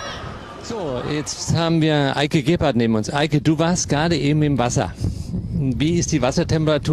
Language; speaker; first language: German; native; German